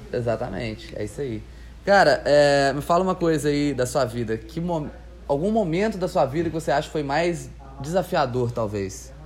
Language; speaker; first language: Portuguese; native; Portuguese